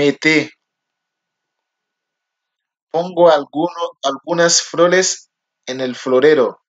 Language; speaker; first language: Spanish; non-native, learner; Haitian Creole